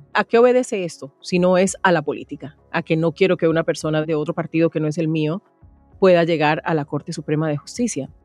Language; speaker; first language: Spanish; native; Spanish